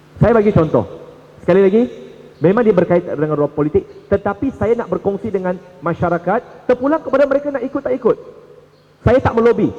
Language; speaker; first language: Malay; non-native, local second language; Chinese